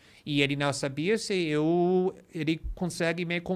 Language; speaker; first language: Portuguese; non-native, fluent; English